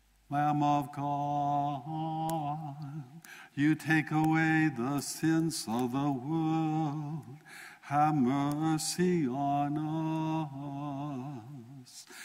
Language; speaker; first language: English; native; English